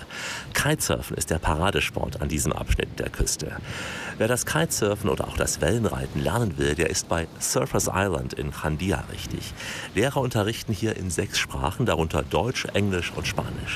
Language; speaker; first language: German; native; German